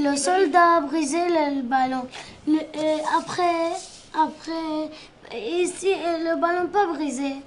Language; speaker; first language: French; non-native, learner; Arabic